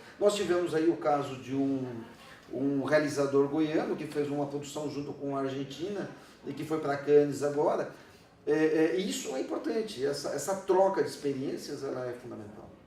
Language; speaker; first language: Portuguese; non-native, fluent; Spanish